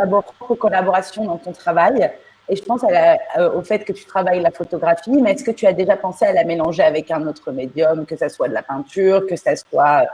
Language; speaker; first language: French; native; French